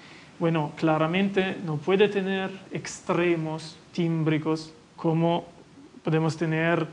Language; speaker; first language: Spanish; non-native, fluent; Italian